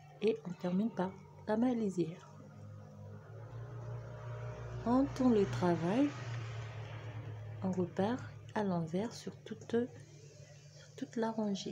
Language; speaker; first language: French; native; French